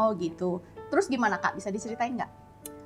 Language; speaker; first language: Indonesian; native; Indonesian